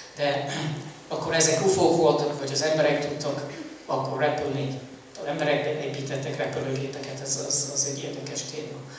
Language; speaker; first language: Hungarian; early bilingual, heritage; Hungarian